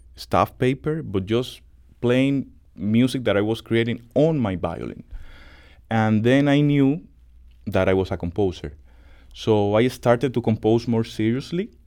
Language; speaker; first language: English; non-native, fluent; Spanish